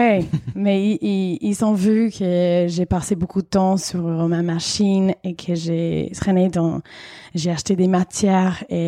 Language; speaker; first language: French; non-native, fluent; English